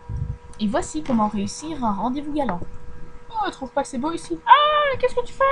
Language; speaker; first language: French; native; French